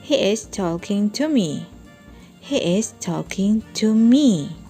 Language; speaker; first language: English; non-native, fluent; Indonesian